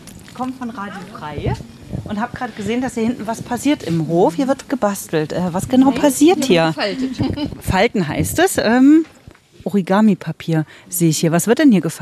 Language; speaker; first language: German; native; German